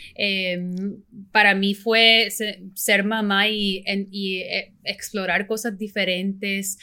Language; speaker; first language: Spanish; early bilingual, heritage; Spanish